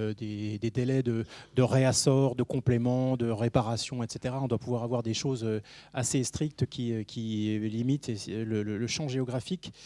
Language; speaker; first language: French; native; French